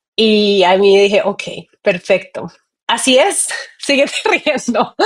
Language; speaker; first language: Spanish; native; Spanish